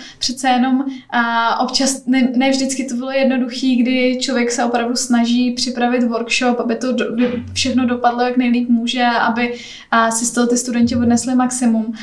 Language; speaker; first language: Czech; native; Czech